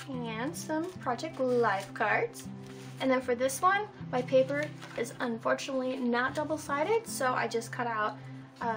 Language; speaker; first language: English; native; English